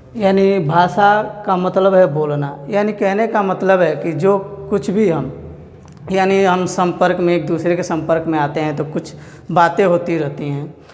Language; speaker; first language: Hindi; native; Hindi